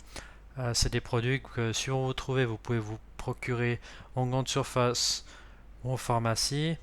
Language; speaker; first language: French; native; French